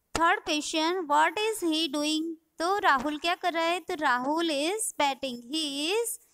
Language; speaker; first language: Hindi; non-native, local second language; Gujarati